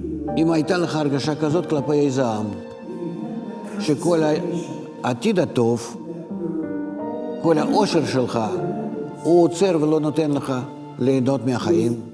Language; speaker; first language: Hebrew; non-native, fluent; Russian